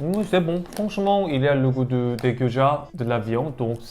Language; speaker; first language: French; non-native, learner; Korean